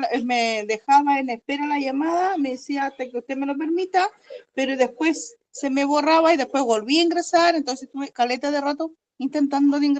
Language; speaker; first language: Spanish; native; Spanish